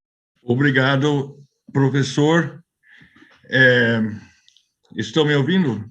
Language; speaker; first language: Portuguese; non-native, fluent; English